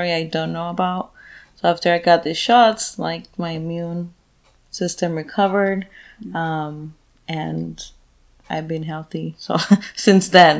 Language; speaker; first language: English; non-native, fluent; Spanish